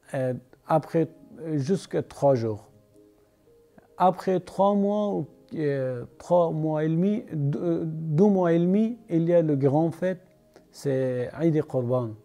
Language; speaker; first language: French; non-native, learner; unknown